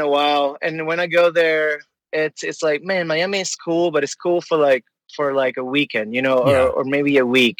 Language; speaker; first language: English; non-native, fluent; Spanish